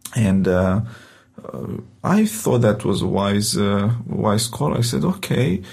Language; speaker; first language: English; non-native, fluent; Romanian